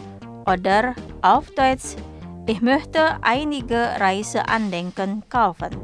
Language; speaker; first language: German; non-native, fluent; Indonesian